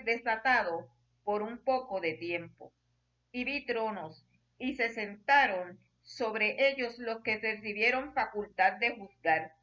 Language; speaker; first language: Spanish; native; Spanish